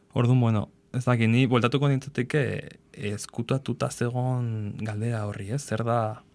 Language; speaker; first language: Basque; non-native, local second language; Spanish